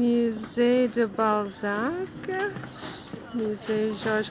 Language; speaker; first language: French; non-native, learner; English